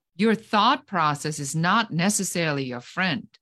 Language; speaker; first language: English; non-native, fluent; German